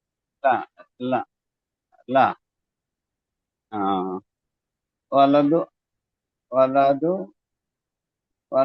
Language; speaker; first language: Arabic; non-native, learner; Bangla